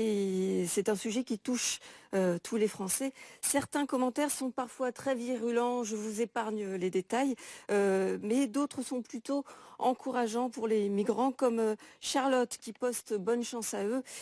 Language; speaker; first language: French; native; French